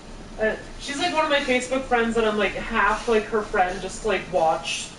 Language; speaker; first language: English; native; English